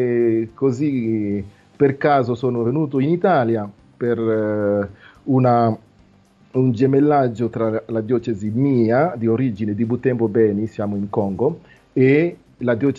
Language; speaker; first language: Italian; non-native, fluent; Nande